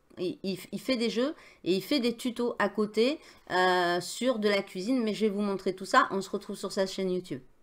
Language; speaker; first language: French; native; French